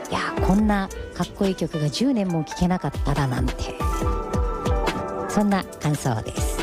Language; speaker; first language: Japanese; native; Japanese